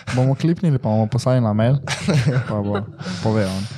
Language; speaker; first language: Slovenian; native; Slovenian